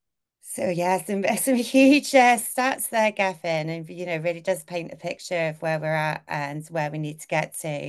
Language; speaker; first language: English; native; English